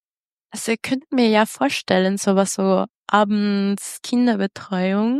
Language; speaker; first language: German; non-native, fluent; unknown